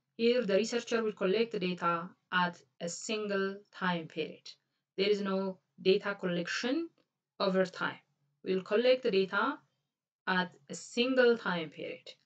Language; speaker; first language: English; non-native, local second language; Amharic